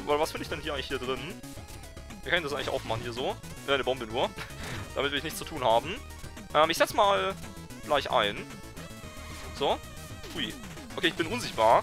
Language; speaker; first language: German; native; German